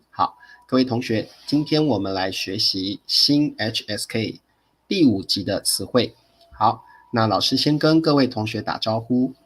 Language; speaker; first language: Chinese; native; Chinese